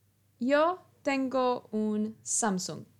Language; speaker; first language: Spanish; non-native, fluent; English